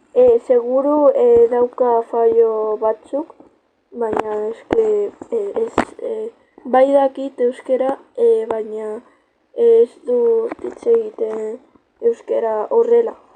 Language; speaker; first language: Basque; non-native, local second language; Spanish